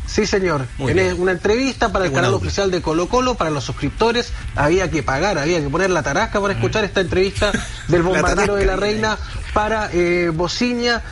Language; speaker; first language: Spanish; native; Spanish